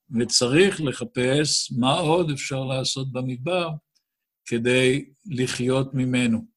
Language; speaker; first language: Hebrew; native; Hebrew